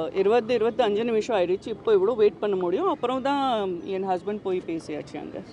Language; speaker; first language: Tamil; non-native, local second language; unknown